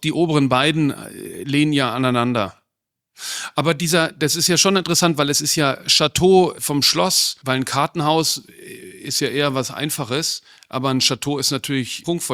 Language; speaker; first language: German; native; German